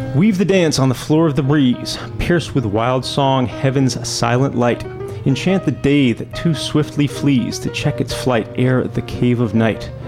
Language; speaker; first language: English; native; English